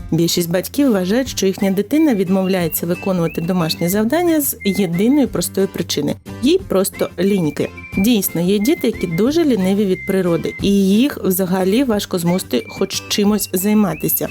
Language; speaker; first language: Ukrainian; native; Ukrainian